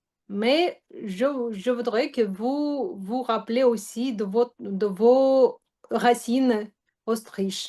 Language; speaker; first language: French; non-native, fluent; Russian